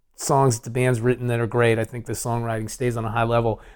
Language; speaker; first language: English; native; English